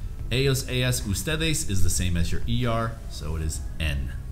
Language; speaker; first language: English; native; English